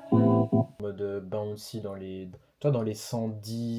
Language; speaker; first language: French; native; French